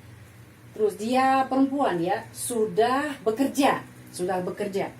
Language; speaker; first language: Indonesian; non-native, fluent; Russian